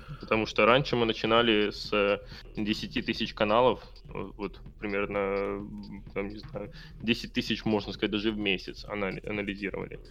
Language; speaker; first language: Russian; native; Russian